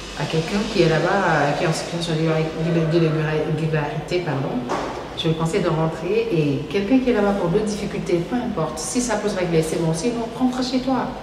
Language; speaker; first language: French; non-native, local second language; Wolof